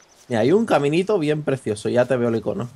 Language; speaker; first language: Spanish; native; Spanish